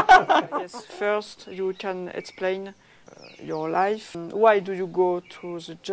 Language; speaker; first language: English; non-native, learner; French